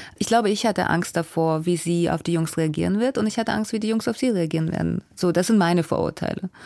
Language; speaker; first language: German; early bilingual, other home language; Russian